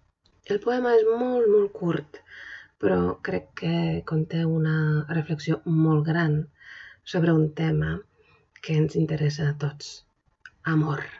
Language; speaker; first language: Catalan; non-native, fluent; Polish